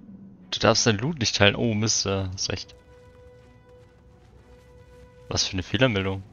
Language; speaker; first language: German; native; German